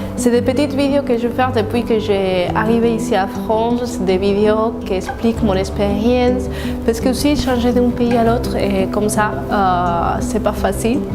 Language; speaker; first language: French; non-native, learner; Spanish